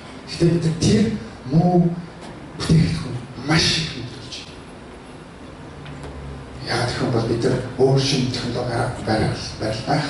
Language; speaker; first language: Mongolian; early bilingual, heritage; Mongolian